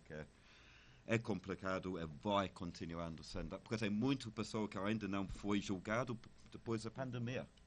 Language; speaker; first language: Portuguese; non-native, fluent; English